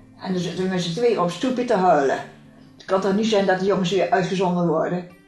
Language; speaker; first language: Dutch; native; Dutch